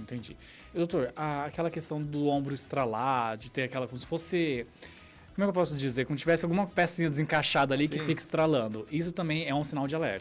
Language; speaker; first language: Portuguese; native; Portuguese